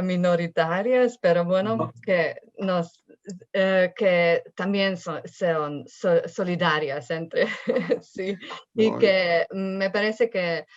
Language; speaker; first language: Spanish; non-native, fluent; Slovenian